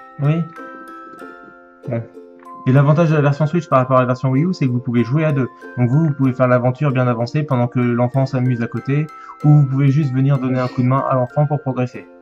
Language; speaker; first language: French; native; French